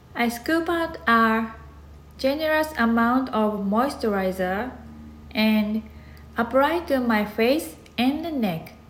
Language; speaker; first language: English; non-native, learner; Japanese